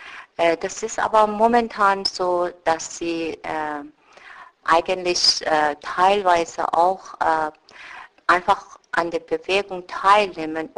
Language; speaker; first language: German; non-native, fluent; Persian